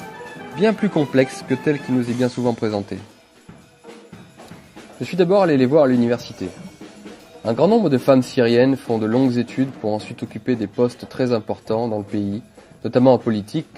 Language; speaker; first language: French; native; French